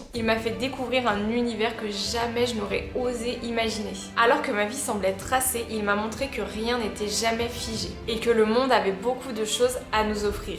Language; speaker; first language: French; native; French